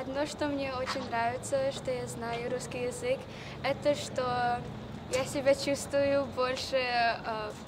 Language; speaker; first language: Russian; early bilingual, heritage; Russian